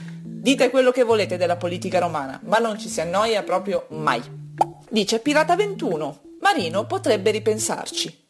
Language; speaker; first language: Italian; native; Italian